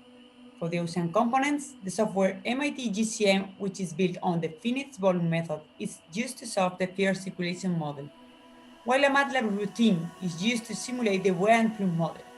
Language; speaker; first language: English; non-native, fluent; Spanish